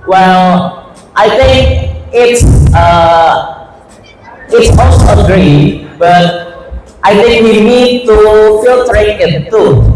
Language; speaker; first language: English; non-native, fluent; Indonesian